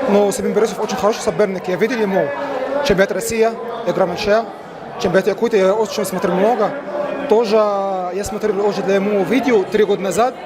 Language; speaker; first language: Russian; non-native, learner; Arabic